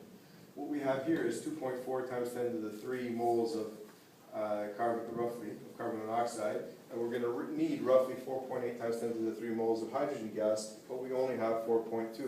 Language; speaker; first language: English; native; English